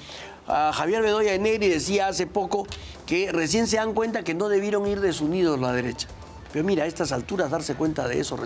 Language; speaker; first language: Spanish; native; Spanish